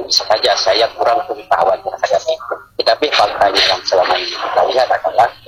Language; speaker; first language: Indonesian; native; Indonesian